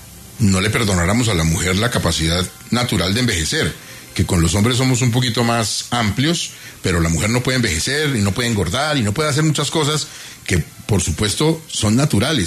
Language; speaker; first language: Spanish; native; Spanish